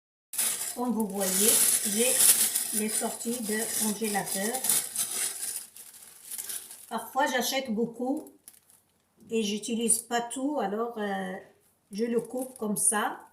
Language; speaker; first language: French; non-native, local second language; Arabic